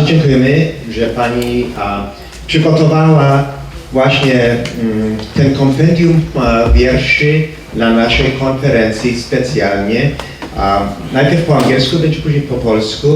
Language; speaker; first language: Polish; early bilingual, heritage; Polish